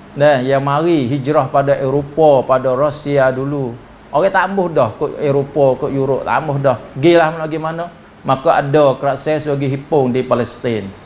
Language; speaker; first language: Malay; native; Malay